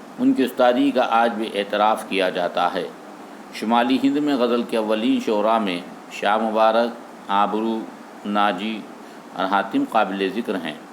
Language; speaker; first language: Urdu; native; Urdu